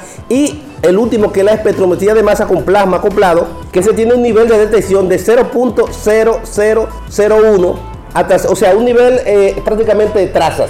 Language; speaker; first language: Spanish; native; Spanish